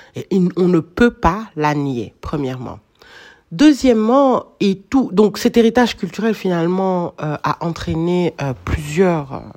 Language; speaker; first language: French; non-native, local second language; Wolof